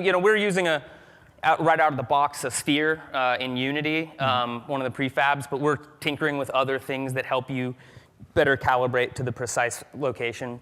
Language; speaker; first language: English; native; English